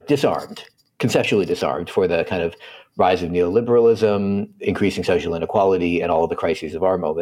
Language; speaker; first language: English; native; English